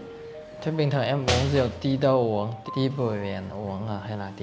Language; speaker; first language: Vietnamese; non-native, fluent; Chinese